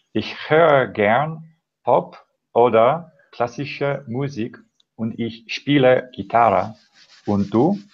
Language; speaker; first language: German; non-native, learner; English